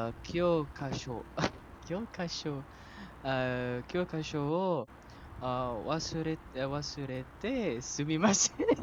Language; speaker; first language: Japanese; non-native, learner; Malay